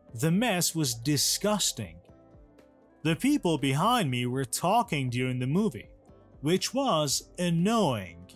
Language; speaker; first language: English; non-native, fluent; Persian